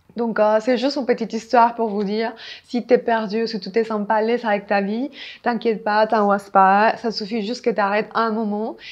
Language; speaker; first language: French; non-native, fluent; Spanish